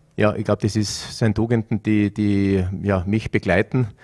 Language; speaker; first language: German; native; German